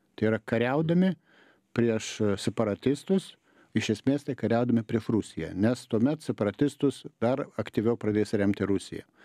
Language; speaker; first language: Lithuanian; native; Lithuanian